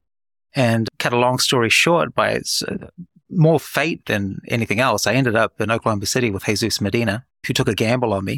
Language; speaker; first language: English; native; English